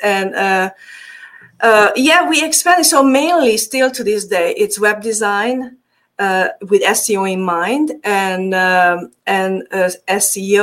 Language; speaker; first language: English; non-native, fluent; Hungarian